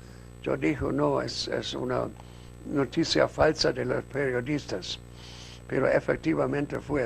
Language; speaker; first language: Spanish; non-native, fluent; German